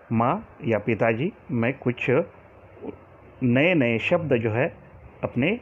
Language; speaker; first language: Hindi; non-native, local second language; Marathi